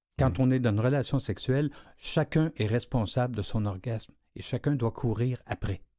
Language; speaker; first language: French; native; French